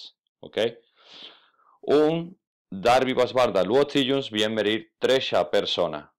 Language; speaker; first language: Latvian; non-native, fluent; Spanish